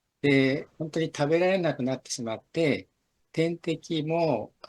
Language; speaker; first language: Japanese; native; Japanese